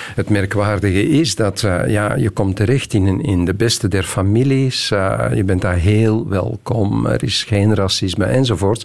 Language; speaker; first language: Dutch; native; Dutch